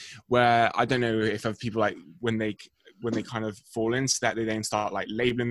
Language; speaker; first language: English; native; English